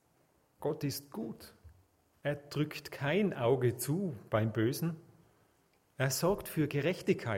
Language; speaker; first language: German; native; German